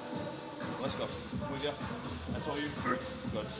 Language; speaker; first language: English; native; English